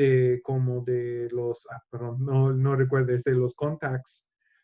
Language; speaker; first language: Spanish; non-native, learner; English